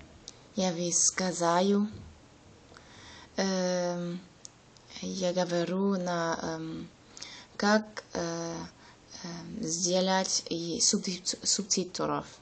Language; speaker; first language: Russian; non-native, learner; German